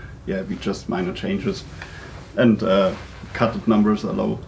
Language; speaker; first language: English; non-native, fluent; German